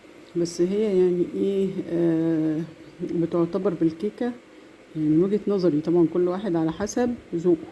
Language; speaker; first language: Arabic; native; Arabic